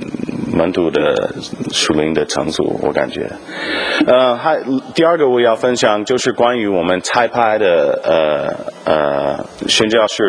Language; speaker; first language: Chinese; non-native, fluent; English